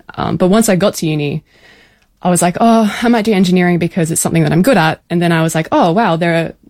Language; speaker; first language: English; native; English